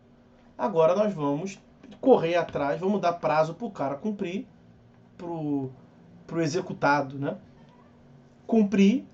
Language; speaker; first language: Portuguese; native; Portuguese